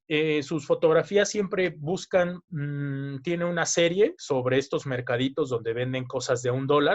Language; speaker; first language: Spanish; native; Spanish